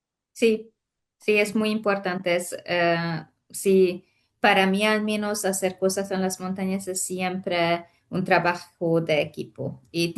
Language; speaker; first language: Spanish; non-native, fluent; Hungarian